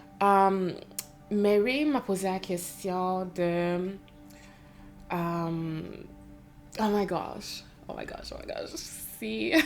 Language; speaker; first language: French; native; French